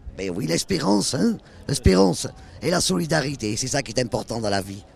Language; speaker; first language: French; non-native, fluent; Dutch